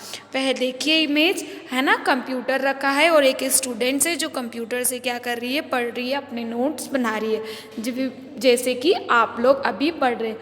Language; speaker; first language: Hindi; native; Hindi